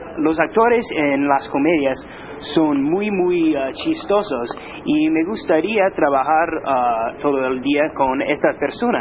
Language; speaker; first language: Spanish; non-native, learner; English